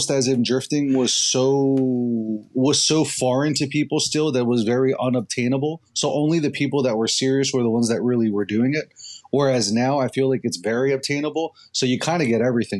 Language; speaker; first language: English; native; English